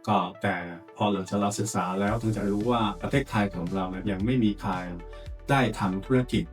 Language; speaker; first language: Thai; non-native, fluent; Chinese